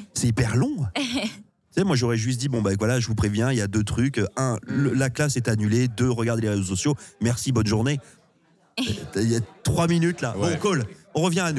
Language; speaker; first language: French; native; French